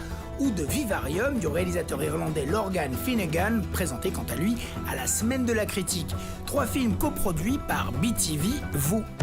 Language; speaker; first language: French; native; French